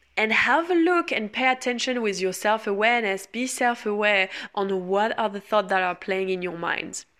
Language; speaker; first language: English; non-native, fluent; French